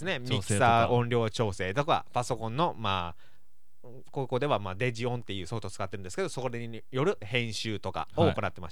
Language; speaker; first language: Japanese; native; Japanese